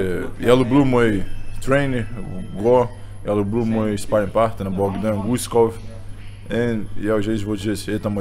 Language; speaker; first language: Russian; non-native, learner; Portuguese